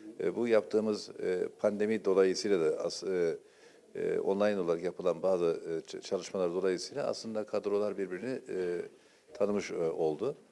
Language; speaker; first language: Turkish; native; Turkish